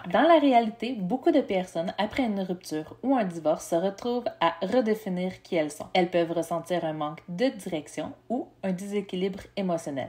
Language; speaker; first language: French; native; French